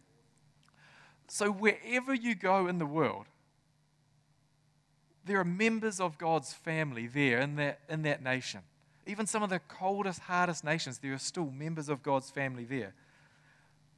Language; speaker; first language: English; native; English